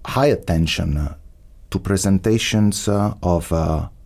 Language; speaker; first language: English; non-native, fluent; Italian